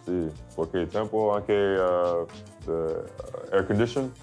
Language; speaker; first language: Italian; non-native, learner; English